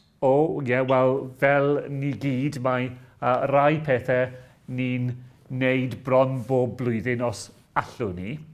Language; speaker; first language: Welsh; non-native, local second language; English